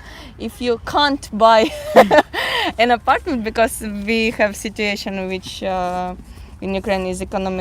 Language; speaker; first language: English; non-native, fluent; Russian